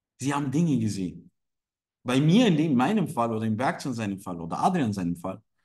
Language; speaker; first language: German; non-native, fluent; Turkish